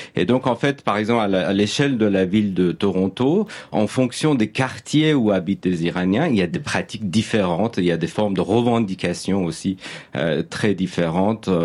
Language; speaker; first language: French; non-native, fluent; Persian